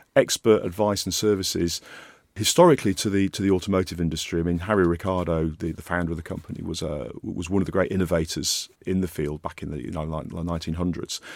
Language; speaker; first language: English; native; English